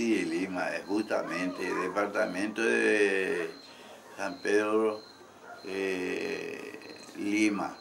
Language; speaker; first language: Spanish; non-native, local second language; Guarani